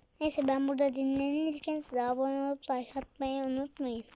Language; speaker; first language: Turkish; native; Turkish